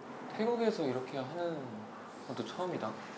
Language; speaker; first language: Korean; native; Korean